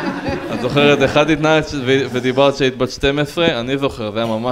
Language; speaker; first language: Hebrew; native; Hebrew